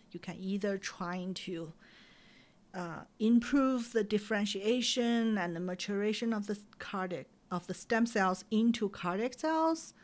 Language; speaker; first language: English; non-native, fluent; Chinese